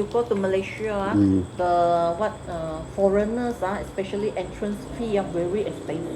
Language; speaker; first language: English; non-native, local second language; Chinese